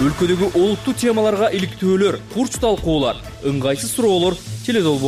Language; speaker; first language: Kyrgyz; native; Kyrgyz